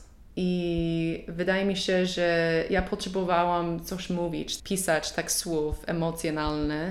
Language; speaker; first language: Polish; non-native, learner; English